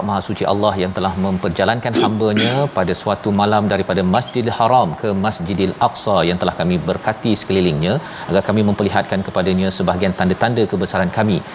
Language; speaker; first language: Malay; native; Malay